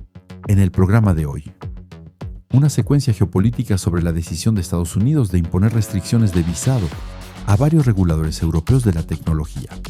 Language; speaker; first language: Spanish; non-native, fluent; French